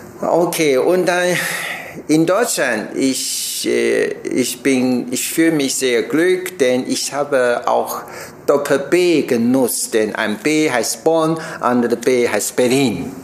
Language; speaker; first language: German; non-native, learner; Chinese